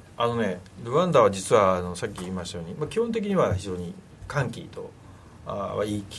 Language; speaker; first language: Japanese; native; Japanese